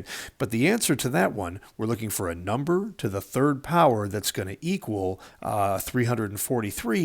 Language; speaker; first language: English; native; English